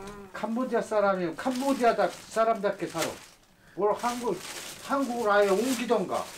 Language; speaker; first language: Korean; native; Korean